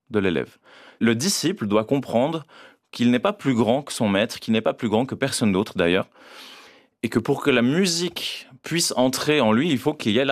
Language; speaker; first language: French; native; French